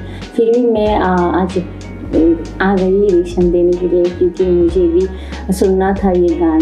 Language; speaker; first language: Hindi; non-native, fluent; Bangla